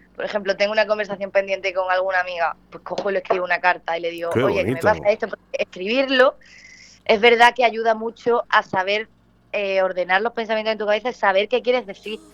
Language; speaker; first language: Spanish; native; Spanish